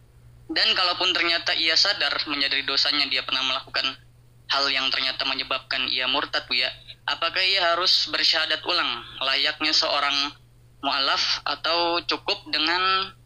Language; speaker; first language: Indonesian; native; Indonesian